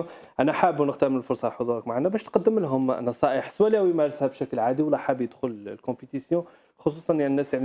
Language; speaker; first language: Arabic; native; Arabic